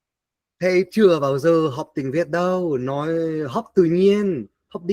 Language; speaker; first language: Vietnamese; non-native, fluent; Spanish